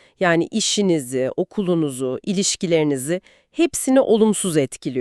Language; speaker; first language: Turkish; native; Turkish